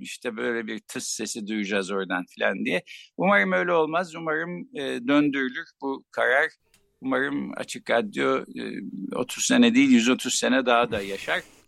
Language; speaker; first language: Turkish; native; Turkish